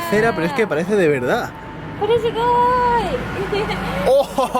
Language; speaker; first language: Spanish; native; Spanish